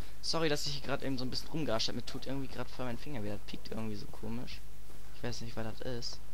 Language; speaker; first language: German; native; German